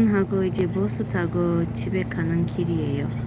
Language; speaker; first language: Korean; non-native, learner; Tajik